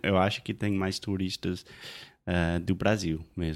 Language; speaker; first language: Portuguese; non-native, fluent; English